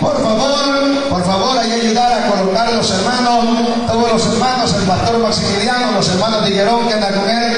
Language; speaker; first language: Spanish; native; Spanish